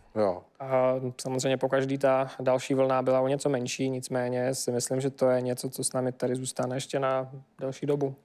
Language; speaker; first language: Czech; non-native, fluent; Ukrainian